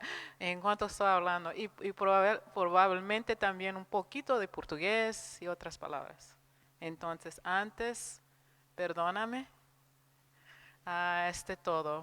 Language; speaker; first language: Spanish; non-native, fluent; Portuguese